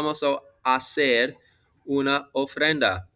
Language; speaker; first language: Spanish; non-native, fluent; English